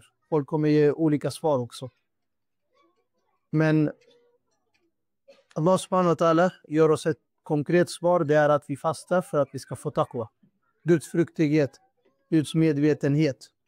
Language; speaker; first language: Swedish; non-native, fluent; Urdu